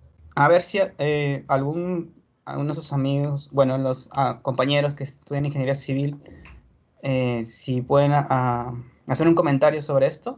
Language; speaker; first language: Spanish; native; Spanish